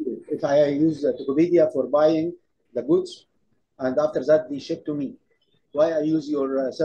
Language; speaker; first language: English; non-native, fluent; Arabic